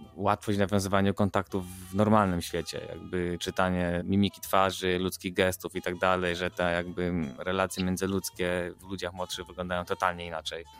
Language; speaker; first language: Polish; native; Polish